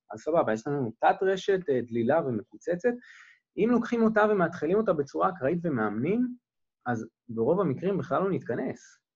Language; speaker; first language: Hebrew; native; Hebrew